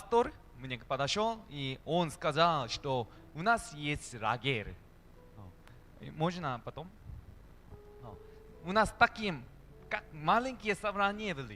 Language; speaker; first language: Russian; non-native, learner; Korean